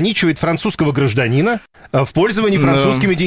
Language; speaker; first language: Russian; native; Russian